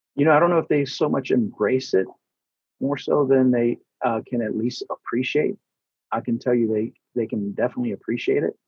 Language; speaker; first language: English; early bilingual, other home language; Spanish